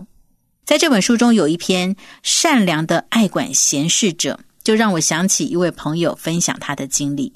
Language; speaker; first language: Chinese; native; Chinese